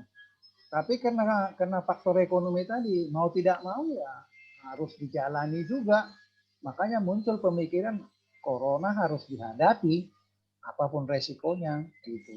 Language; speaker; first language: Indonesian; native; Indonesian